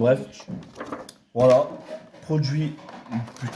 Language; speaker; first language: French; native; French